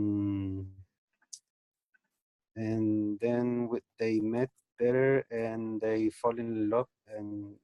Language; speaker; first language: English; non-native, learner; Spanish